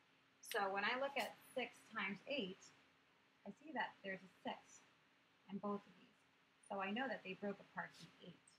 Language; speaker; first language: English; native; English